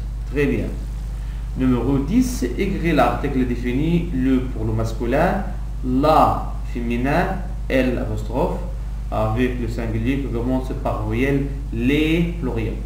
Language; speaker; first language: French; non-native, local second language; Arabic